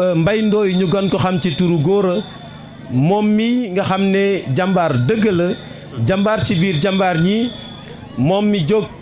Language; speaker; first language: Wolof; non-native, local second language; Serer